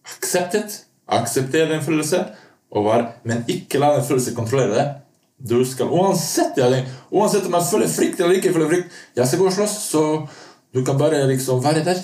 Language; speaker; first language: Norwegian; non-native, fluent; Bosnian